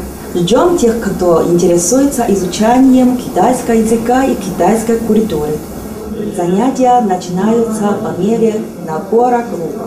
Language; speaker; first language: Ukrainian; non-native, learner; Chinese